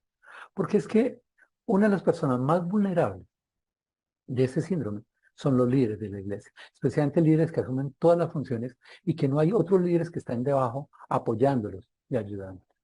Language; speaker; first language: Spanish; native; Spanish